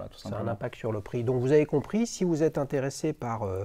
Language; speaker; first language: French; native; French